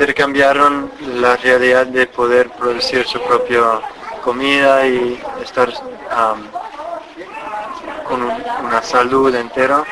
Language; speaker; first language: Spanish; non-native, fluent; English